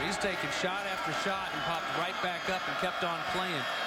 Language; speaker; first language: English; native; English